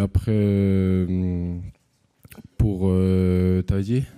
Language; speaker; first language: French; non-native, fluent; Spanish